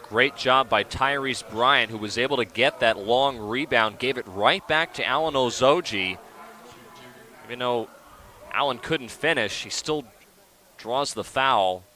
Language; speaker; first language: English; native; English